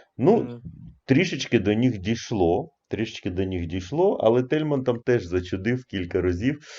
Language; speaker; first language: Ukrainian; native; Ukrainian